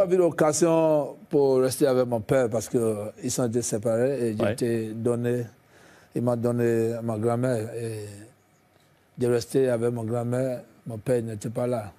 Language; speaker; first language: French; non-native, fluent; English